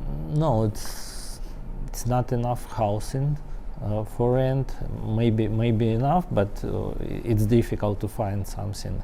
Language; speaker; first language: English; non-native, learner; Ukrainian